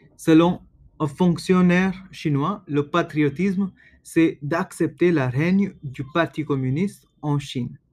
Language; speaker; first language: French; non-native, learner; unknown